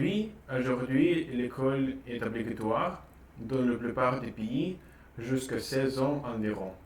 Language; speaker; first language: French; non-native, learner; Russian